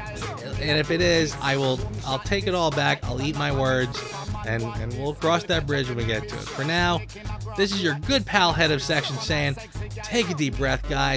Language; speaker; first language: English; native; English